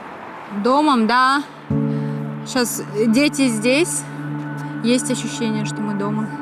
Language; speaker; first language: Russian; native; Russian